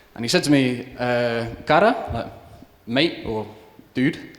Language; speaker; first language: Portuguese; non-native, fluent; English